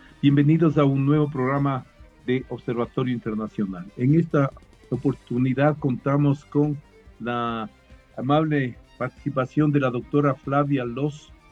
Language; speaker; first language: Spanish; native; Spanish